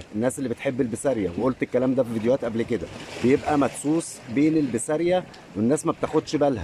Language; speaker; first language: Arabic; native; Arabic